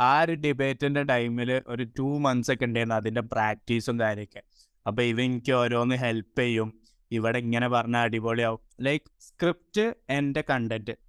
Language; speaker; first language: Malayalam; early bilingual, heritage; Malayalam